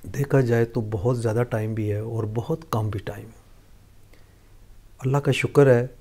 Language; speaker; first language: Urdu; non-native, local second language; Punjabi